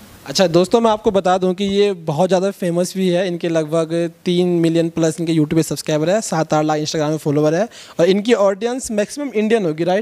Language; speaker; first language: Hindi; native; Hindi